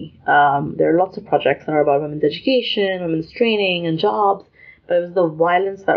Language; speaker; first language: English; non-native, local second language; Urdu